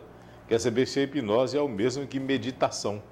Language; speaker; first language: Portuguese; native; Portuguese